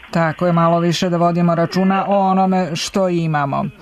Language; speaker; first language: Serbian; native; Serbian